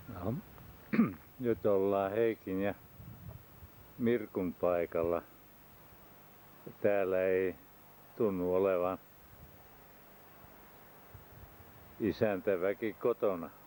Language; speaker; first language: Finnish; native; Finnish